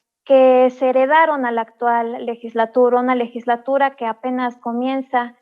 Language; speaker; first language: Spanish; native; Spanish